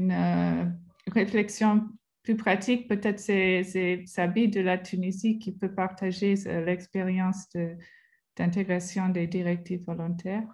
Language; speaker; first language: French; non-native, fluent; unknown